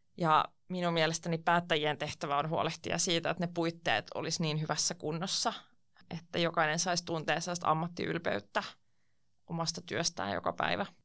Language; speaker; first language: Finnish; non-native, local second language; Swedish